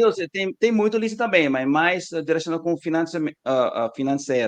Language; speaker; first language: Portuguese; non-native, learner; English